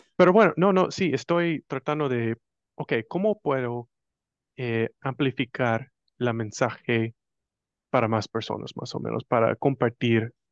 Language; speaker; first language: Spanish; non-native, fluent; English